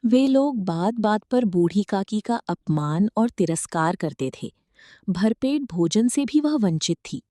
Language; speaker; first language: Hindi; non-native, local second language; Malayalam